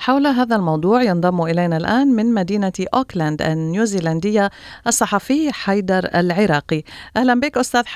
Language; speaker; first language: Arabic; native; Arabic